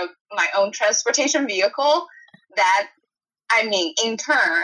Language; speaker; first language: English; non-native, fluent; Chinese